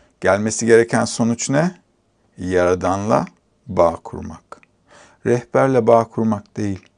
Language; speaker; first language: Turkish; native; Turkish